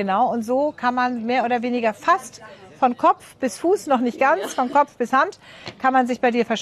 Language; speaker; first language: German; native; German